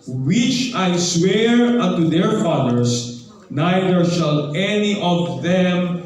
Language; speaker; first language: English; non-native, local second language; Filipino